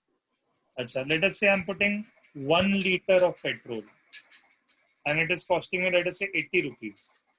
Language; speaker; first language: English; non-native, local second language; Hindi